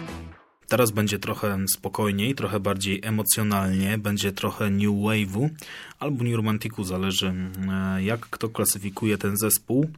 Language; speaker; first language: Polish; native; Polish